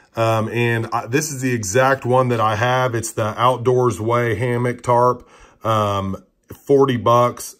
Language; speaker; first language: English; native; English